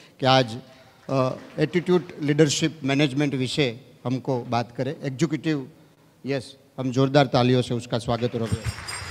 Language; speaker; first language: Hindi; non-native, local second language; Gujarati